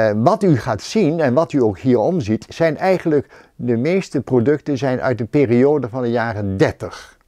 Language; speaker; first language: Dutch; native; Dutch